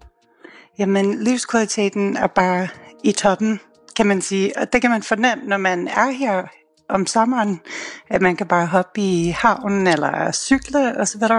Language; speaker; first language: Danish; non-native, fluent; English